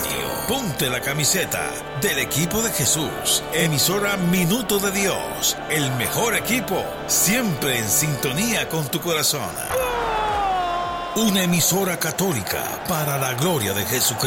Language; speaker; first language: Spanish; native; Spanish